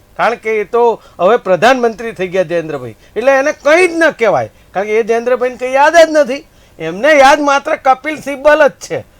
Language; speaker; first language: Gujarati; native; Gujarati